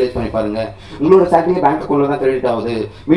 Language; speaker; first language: Tamil; native; Tamil